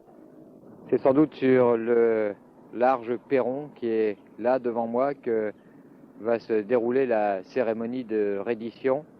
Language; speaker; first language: French; native; French